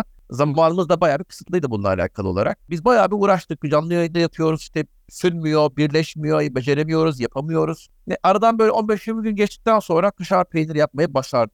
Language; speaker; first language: Turkish; native; Turkish